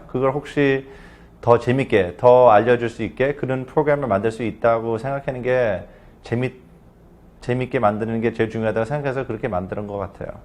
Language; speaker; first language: Korean; early bilingual, heritage; Korean